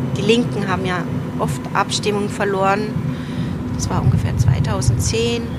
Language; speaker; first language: German; early bilingual, other home language; Turoyo